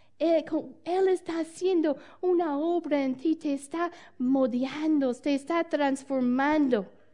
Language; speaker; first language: Spanish; non-native, fluent; English